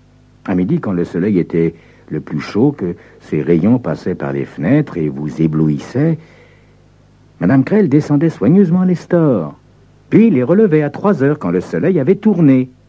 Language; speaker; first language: French; native; French